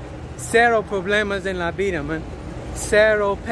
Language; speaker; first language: Spanish; non-native, learner; English